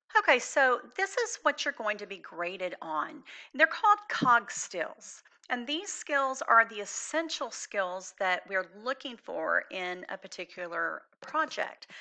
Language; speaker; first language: English; native; English